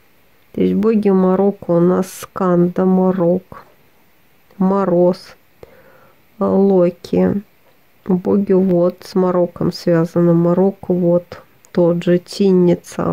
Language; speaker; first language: Russian; native; Russian